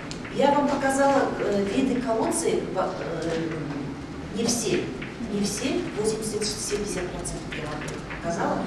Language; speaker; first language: Russian; non-native, local second language; Kazakh